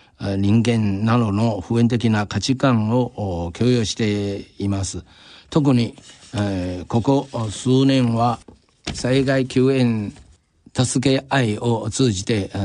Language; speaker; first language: Japanese; non-native, fluent; Chinese